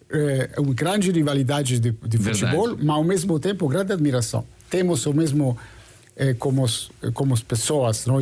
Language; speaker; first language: Portuguese; non-native, fluent; Italian